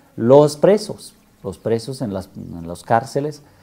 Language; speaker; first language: Spanish; non-native, fluent; Italian